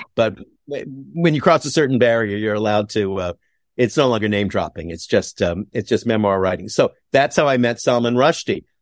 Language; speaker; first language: English; native; English